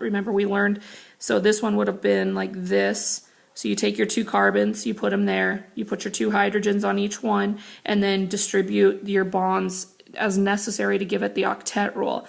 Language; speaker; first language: English; native; English